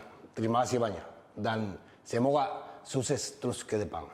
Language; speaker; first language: Indonesian; non-native, fluent; Spanish